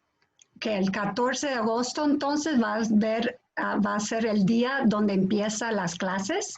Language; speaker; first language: Spanish; non-native, fluent; English